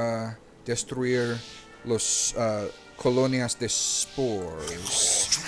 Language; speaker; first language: Spanish; non-native, learner; English